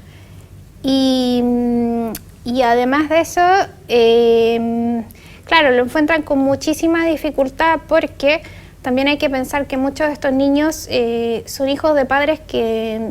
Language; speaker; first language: Spanish; native; Spanish